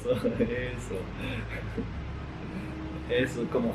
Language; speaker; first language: Portuguese; non-native, learner; English